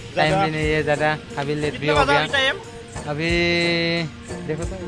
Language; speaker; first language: Hindi; non-native, local second language; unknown